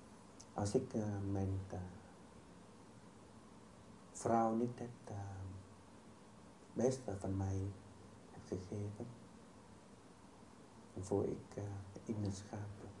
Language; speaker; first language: Dutch; non-native, fluent; Vietnamese